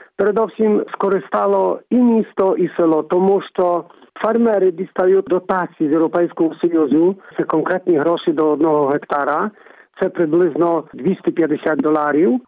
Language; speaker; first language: Ukrainian; early bilingual, heritage; Ukrainian